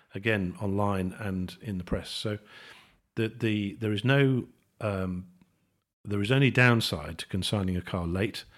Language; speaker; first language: English; native; English